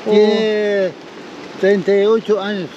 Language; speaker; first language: Spanish; non-native, local second language; Quechua